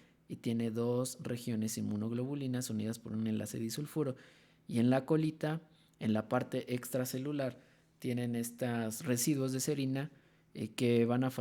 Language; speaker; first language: Spanish; native; Spanish